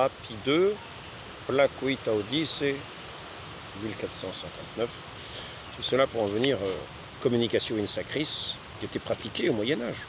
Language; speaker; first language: French; native; French